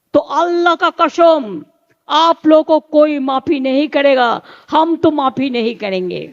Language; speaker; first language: Hindi; non-native, local second language; Bangla